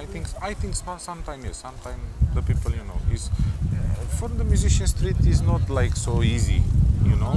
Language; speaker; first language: English; non-native, learner; Romanian